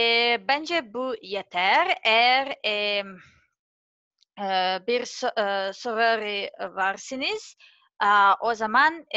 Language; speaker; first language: Turkish; non-native, learner; Serbian